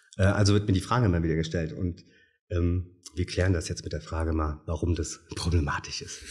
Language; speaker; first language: German; native; German